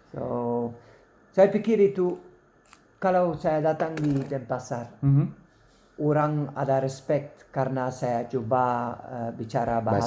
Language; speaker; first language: Indonesian; non-native, learner; Dutch